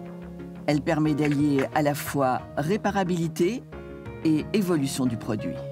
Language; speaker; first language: French; native; French